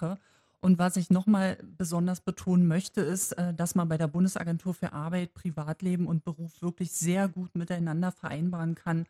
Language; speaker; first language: German; native; German